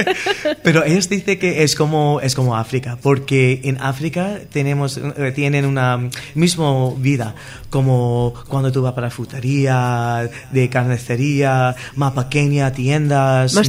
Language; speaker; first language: Spanish; non-native, learner; English